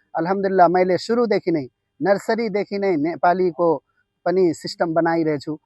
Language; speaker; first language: Nepali; non-native, local second language; Urdu